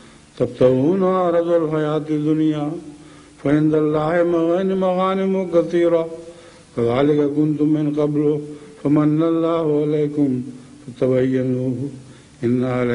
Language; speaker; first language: Urdu; native; Urdu